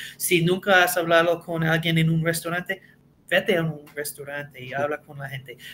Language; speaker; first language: Spanish; non-native, learner; English